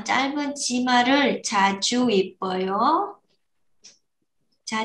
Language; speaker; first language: Korean; non-native, learner; Vietnamese